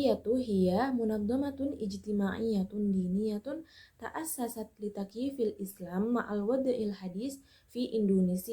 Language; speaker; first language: Arabic; non-native, learner; Indonesian